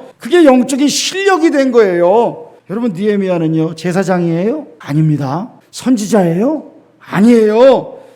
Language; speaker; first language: Korean; native; Korean